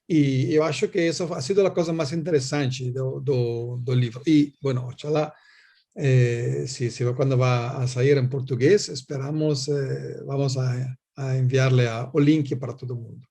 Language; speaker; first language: Portuguese; non-native, learner; Italian